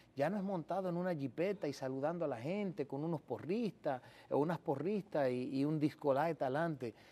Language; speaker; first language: Spanish; early bilingual, heritage; Spanish